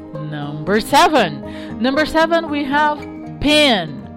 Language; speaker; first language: English; non-native, fluent; Portuguese